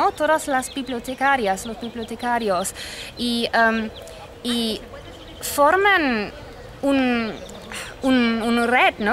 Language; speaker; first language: Spanish; non-native, fluent; English